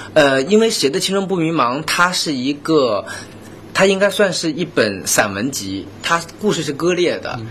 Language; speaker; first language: Chinese; native; Chinese